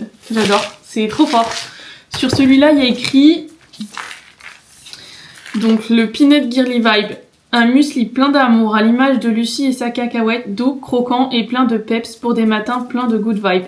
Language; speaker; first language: French; native; French